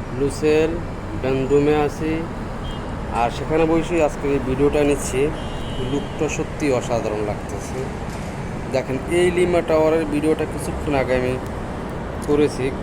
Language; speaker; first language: Bangla; native; Bangla